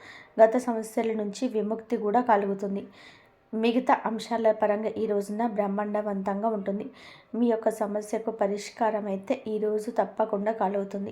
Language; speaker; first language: Telugu; native; Telugu